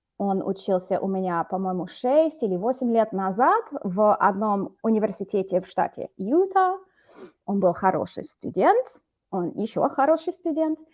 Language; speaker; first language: Russian; non-native, fluent; English